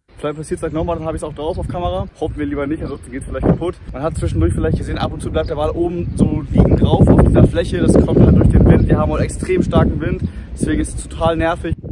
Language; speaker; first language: German; native; German